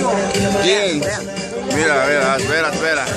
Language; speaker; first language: Spanish; non-native, learner; English